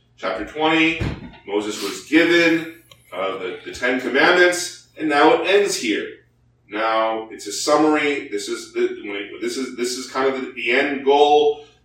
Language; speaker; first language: English; early bilingual, other home language; Korean